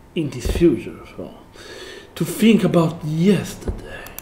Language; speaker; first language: English; non-native, learner; Italian